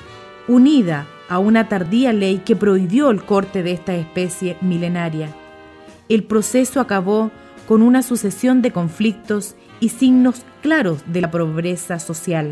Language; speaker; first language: Spanish; native; Spanish